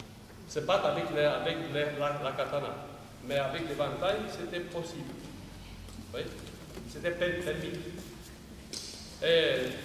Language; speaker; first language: French; non-native, fluent; Romanian